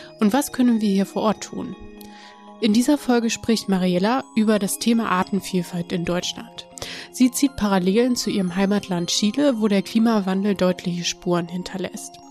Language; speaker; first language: German; native; German